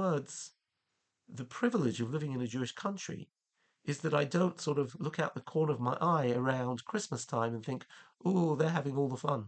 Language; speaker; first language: English; native; English